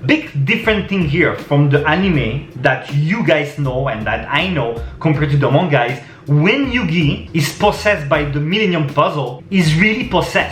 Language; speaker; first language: English; non-native, fluent; French